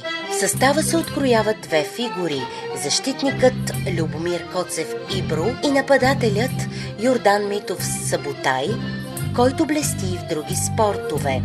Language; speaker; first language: Bulgarian; native; Bulgarian